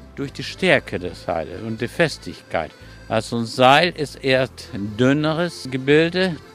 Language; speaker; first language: German; non-native, fluent; Spanish